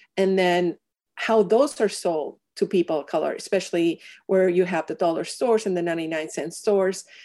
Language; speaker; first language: English; non-native, fluent; Spanish